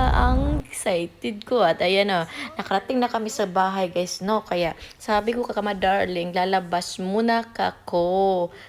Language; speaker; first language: Filipino; non-native, local second language; Cebuano